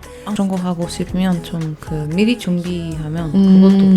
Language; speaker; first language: Korean; non-native, fluent; Portuguese